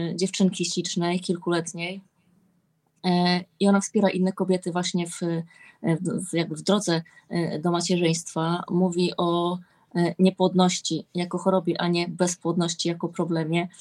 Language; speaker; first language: Polish; native; Polish